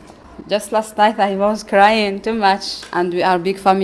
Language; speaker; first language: English; non-native, learner; Arabic